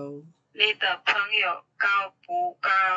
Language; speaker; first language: Chinese; non-native, learner; Indonesian